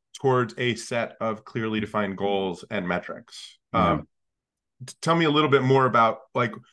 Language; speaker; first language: English; native; English